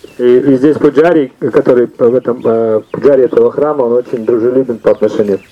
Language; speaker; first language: Russian; native; Russian